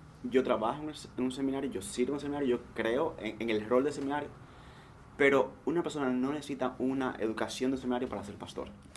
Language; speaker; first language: Spanish; native; Spanish